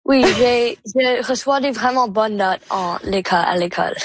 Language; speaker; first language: French; non-native, local second language; English